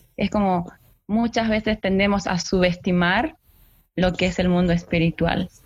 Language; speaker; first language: Spanish; native; Spanish